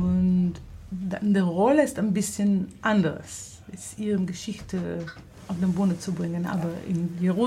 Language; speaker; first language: German; non-native, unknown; Hebrew